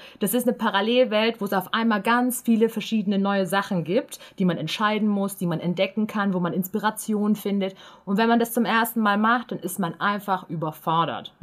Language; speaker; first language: German; native; German